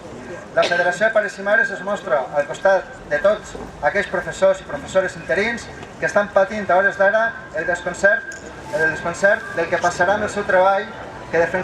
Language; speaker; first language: Catalan; native; Catalan